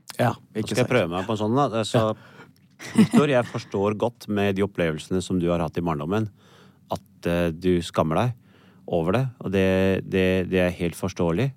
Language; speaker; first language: Norwegian; early bilingual, other home language; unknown